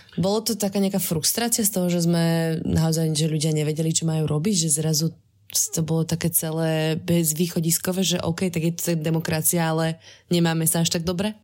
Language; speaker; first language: Slovak; native; Slovak